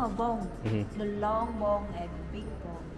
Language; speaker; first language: English; non-native, learner; Khmer